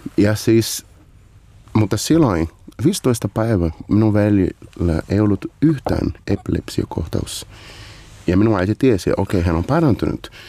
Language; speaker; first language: Finnish; non-native, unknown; Portuguese